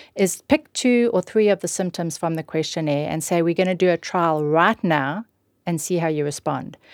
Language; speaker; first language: English; native; English